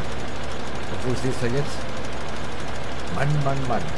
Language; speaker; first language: German; native; German